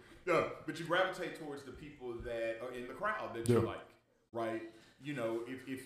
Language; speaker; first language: English; native; English